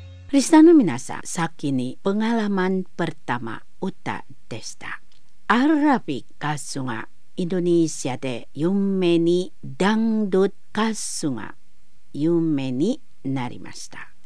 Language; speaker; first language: Japanese; non-native, learner; Indonesian